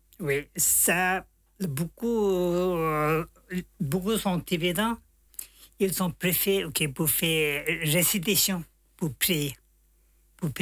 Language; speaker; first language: French; non-native, learner; Tibetan